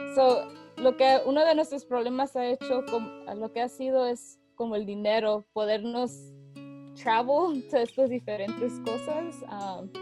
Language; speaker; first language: Spanish; early bilingual, heritage; Spanish